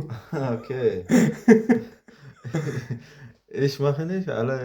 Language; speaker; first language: German; non-native, learner; Persian